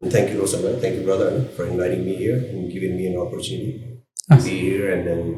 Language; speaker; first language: English; non-native, fluent; Nepali